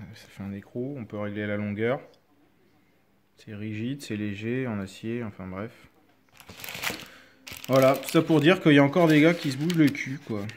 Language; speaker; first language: French; native; French